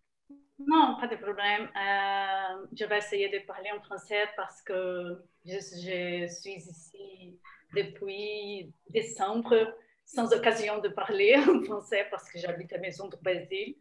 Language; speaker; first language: French; non-native, learner; Portuguese